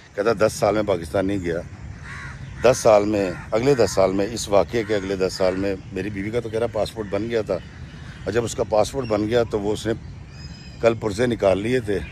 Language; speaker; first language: Urdu; native; Urdu